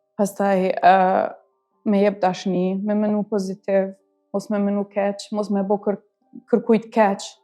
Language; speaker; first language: Albanian; early bilingual, heritage; Albanian